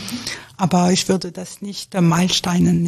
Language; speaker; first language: German; non-native, fluent; French